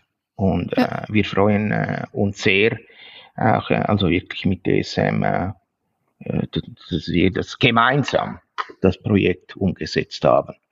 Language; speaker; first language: German; non-native, fluent; Italian